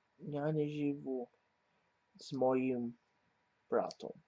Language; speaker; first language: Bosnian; non-native, learner; English